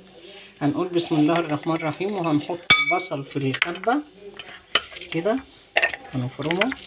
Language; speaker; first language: Arabic; native; Arabic